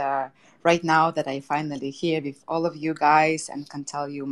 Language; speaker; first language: English; non-native, fluent; Russian